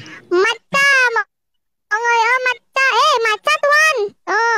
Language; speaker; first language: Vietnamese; non-native, learner; Indonesian